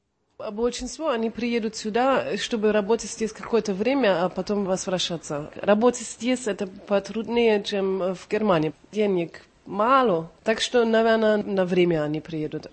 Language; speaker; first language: Russian; non-native, learner; German